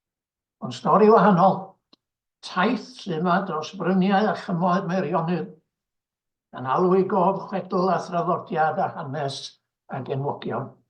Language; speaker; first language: Welsh; native; Welsh